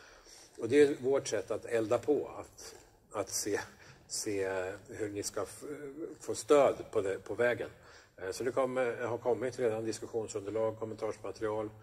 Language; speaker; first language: Swedish; native; Swedish